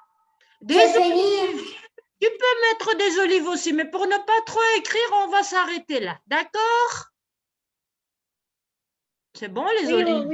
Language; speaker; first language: French; non-native, local second language; Arabic